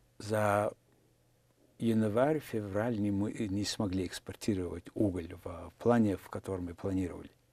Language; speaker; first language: Russian; non-native, fluent; Mongolian